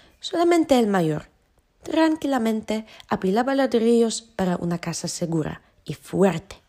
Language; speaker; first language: Spanish; non-native, fluent; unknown